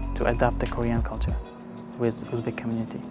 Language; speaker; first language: English; non-native, fluent; Uzbek